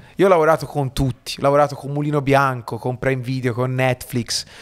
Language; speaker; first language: Italian; native; Italian